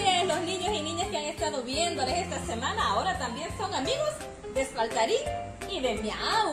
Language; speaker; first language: Spanish; native; Spanish